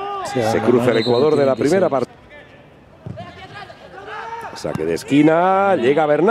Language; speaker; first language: Spanish; native; Spanish